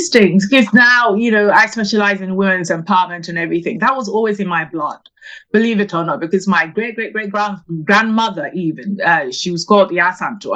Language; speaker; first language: English; non-native, local second language; Akan